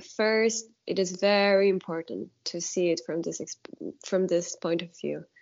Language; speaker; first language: English; non-native, fluent; Polish